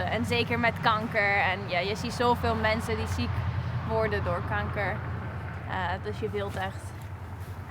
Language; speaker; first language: Dutch; non-native, fluent; Italian